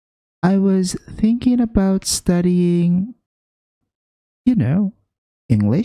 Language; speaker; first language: English; non-native, fluent; Indonesian